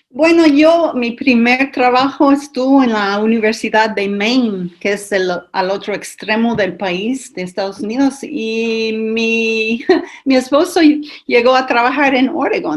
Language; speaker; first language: Spanish; non-native, fluent; English